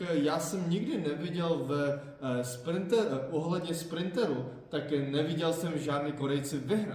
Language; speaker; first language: Czech; non-native, fluent; Korean